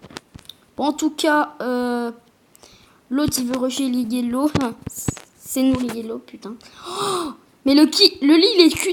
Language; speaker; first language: French; native; French